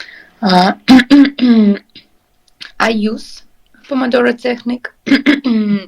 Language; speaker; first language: English; non-native, learner; Russian